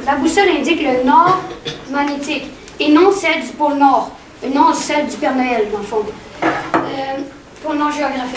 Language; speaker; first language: French; native; French